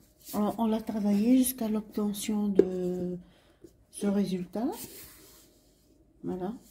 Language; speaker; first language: French; non-native, local second language; Arabic